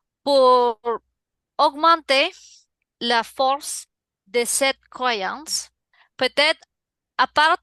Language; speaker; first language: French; non-native, learner; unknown